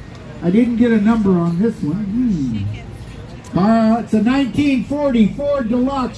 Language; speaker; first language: English; native; English